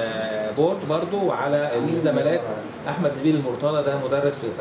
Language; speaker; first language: Arabic; native; Arabic